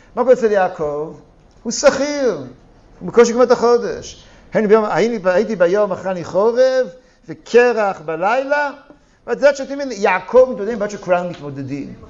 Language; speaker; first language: Hebrew; native; Hebrew